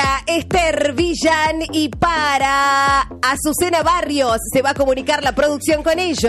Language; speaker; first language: Spanish; native; Spanish